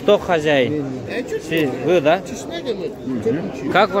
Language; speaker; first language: Russian; non-native, local second language; Kyrgyz